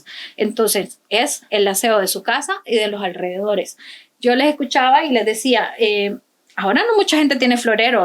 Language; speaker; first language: Spanish; native; Spanish